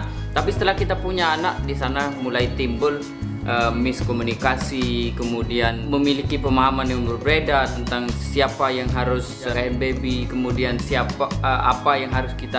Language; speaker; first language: Indonesian; non-native, local second language; Sasak